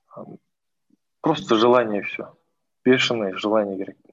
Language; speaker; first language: Russian; non-native, local second language; Kazakh